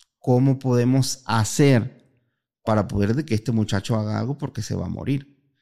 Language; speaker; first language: Spanish; native; Spanish